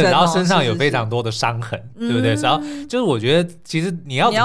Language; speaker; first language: Chinese; native; Chinese